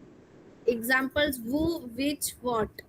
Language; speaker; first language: English; non-native, learner; Hindi